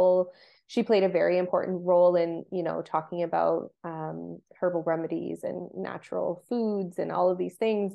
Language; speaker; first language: English; native; English